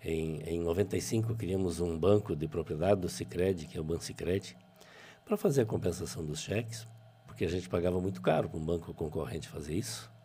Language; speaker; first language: Portuguese; native; Portuguese